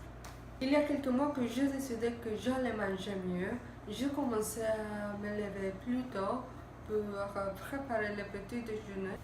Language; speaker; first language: French; non-native, learner; Spanish